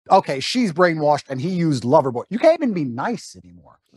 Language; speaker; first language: English; native; English